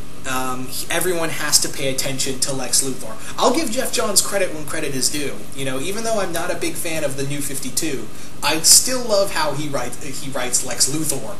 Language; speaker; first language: English; native; English